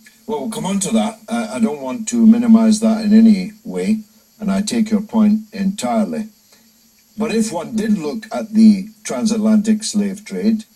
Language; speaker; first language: English; native; English